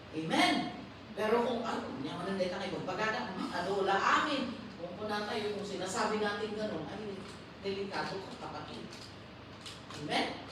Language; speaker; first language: Filipino; non-native, local second language; Iloko